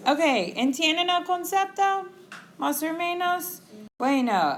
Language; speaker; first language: Spanish; non-native, fluent; English